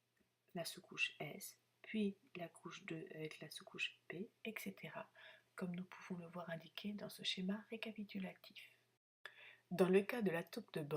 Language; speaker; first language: French; native; French